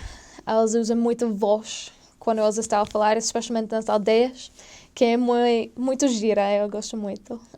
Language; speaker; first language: Portuguese; non-native, fluent; English